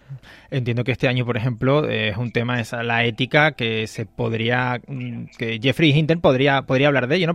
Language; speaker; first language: Spanish; native; Spanish